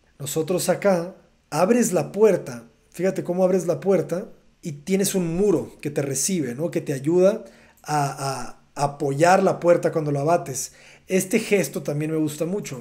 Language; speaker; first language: Spanish; native; Spanish